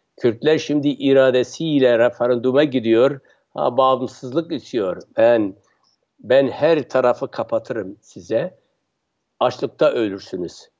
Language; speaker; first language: Turkish; non-native, local second language; Kurdish